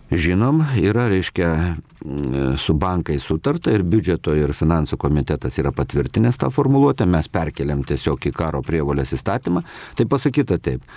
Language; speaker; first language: Lithuanian; native; Lithuanian